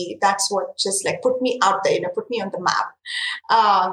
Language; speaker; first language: English; non-native, local second language; Marathi